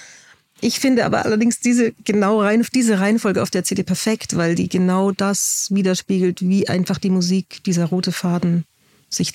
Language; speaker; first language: German; native; German